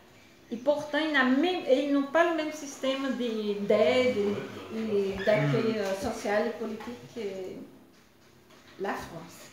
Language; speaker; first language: French; non-native, fluent; Portuguese